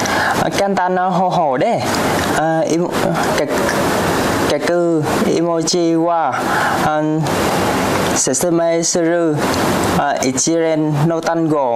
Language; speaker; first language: Japanese; non-native, learner; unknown